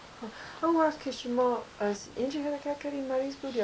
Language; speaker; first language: Persian; non-native, fluent; English